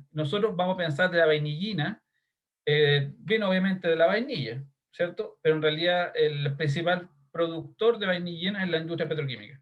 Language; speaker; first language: Spanish; native; Spanish